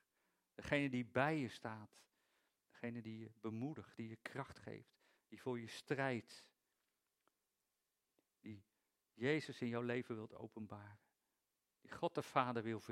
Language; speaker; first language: Dutch; native; Dutch